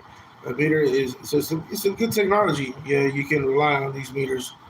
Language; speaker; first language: English; native; English